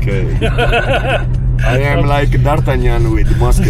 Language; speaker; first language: English; non-native, learner; Italian